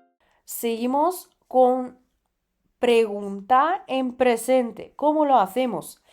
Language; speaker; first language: Spanish; non-native, fluent; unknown